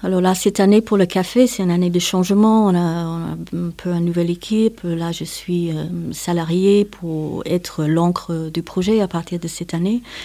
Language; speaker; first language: French; non-native, fluent; English